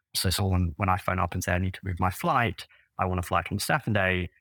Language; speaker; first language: English; native; English